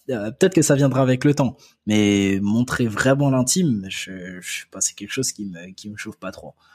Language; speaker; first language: French; early bilingual, other home language; Akan